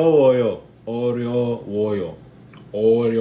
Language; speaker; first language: Korean; non-native, learner; English